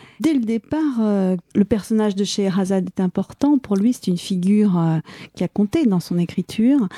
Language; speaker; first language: French; native; French